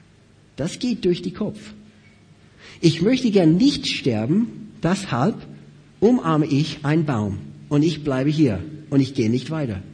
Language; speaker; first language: German; non-native, fluent; English